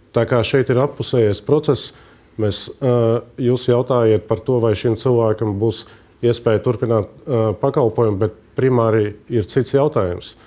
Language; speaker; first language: Latvian; native; Latvian